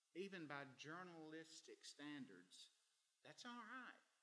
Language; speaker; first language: English; native; English